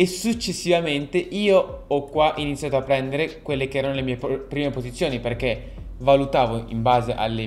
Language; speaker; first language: Italian; native; Italian